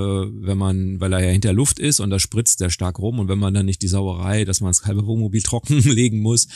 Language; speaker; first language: German; native; German